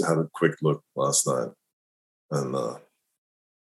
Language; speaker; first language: English; native; English